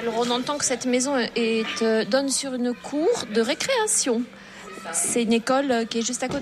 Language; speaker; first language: French; native; French